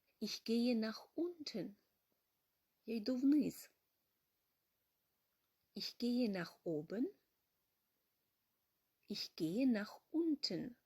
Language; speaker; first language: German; non-native, fluent; Ukrainian